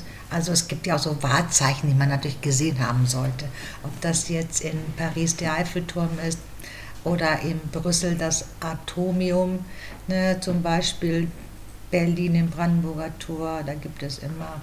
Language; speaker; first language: German; native; German